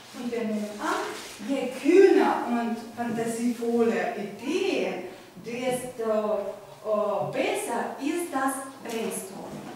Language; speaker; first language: German; non-native, fluent; Ukrainian